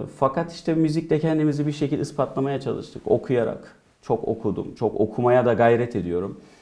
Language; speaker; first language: Turkish; early bilingual, heritage; Turkish